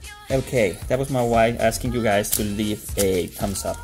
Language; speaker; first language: English; non-native, fluent; Spanish